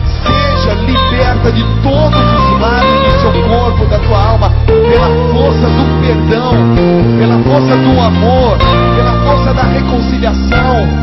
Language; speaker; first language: Portuguese; native; Portuguese